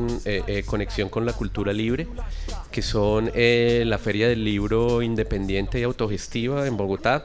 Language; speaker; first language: Spanish; native; Spanish